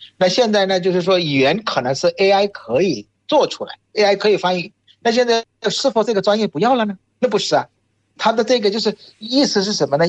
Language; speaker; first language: Chinese; non-native, fluent; Bangla